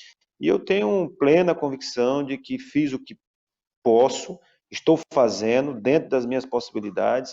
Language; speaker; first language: Portuguese; native; Portuguese